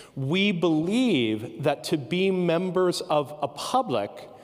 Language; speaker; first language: English; native; English